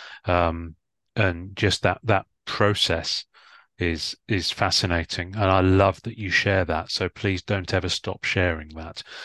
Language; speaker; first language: English; native; English